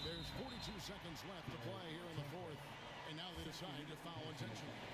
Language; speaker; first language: English; native; English